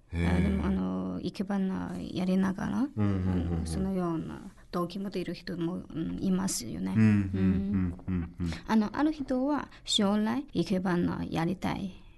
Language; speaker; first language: Japanese; non-native, learner; Chinese